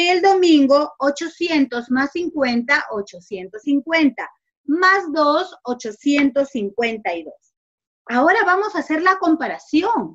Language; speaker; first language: Spanish; native; Spanish